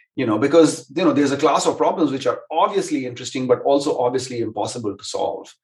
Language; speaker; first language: English; non-native, local second language; Hindi